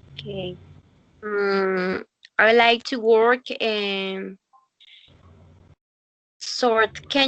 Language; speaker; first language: English; non-native, learner; Spanish